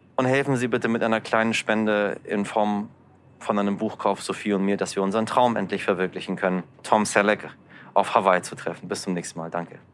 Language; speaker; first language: German; early bilingual, other home language; Persian